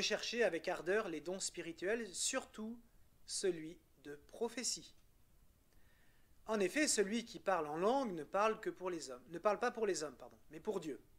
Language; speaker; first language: French; native; French